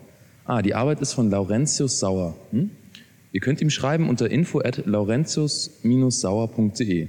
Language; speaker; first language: German; native; German